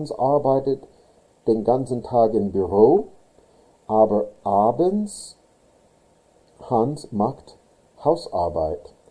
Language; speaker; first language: German; non-native, fluent; English